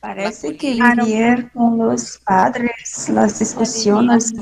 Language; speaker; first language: Spanish; non-native, learner; Portuguese